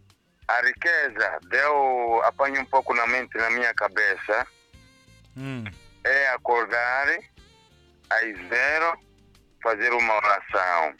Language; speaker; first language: Portuguese; non-native, local second language; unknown